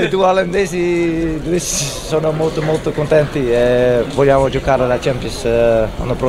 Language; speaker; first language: Italian; non-native, fluent; Dutch